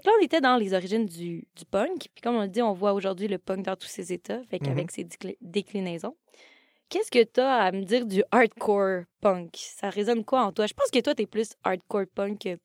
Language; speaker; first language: French; native; French